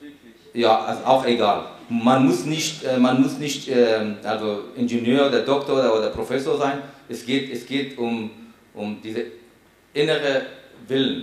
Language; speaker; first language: German; non-native, fluent; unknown